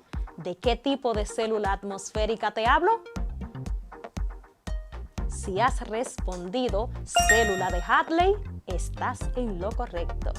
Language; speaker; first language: Spanish; native; Spanish